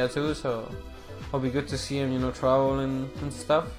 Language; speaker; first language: English; non-native, fluent; Spanish